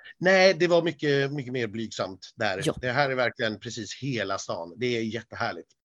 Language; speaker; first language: Swedish; native; Swedish